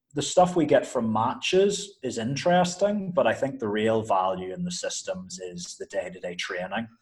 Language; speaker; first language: English; native; English